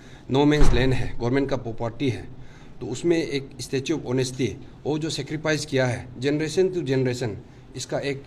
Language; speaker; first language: Hindi; non-native, local second language; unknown